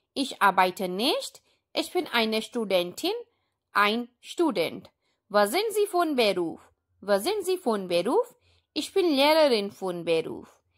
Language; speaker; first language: German; non-native, fluent; Hindi